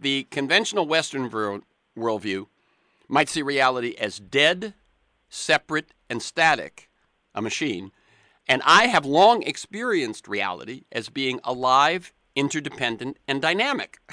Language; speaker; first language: English; native; English